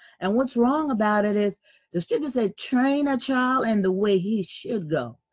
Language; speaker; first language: English; native; English